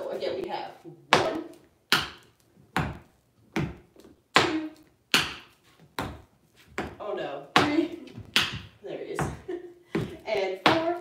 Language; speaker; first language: English; native; English